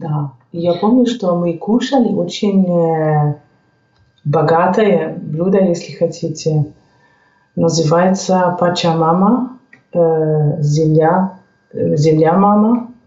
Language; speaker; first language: Russian; non-native, fluent; German